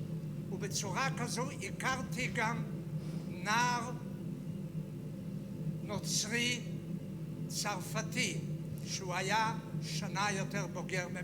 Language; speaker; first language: Hebrew; non-native, fluent; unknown